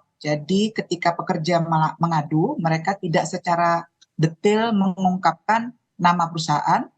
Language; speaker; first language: Indonesian; native; Indonesian